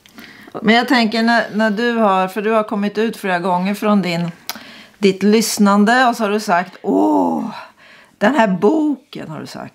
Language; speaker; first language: Swedish; native; Swedish